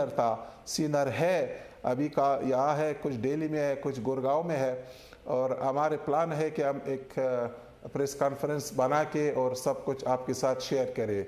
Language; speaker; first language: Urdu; non-native, learner; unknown